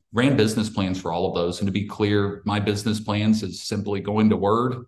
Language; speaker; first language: English; native; English